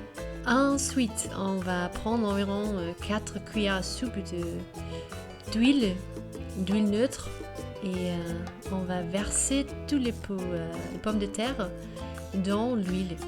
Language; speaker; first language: French; non-native, learner; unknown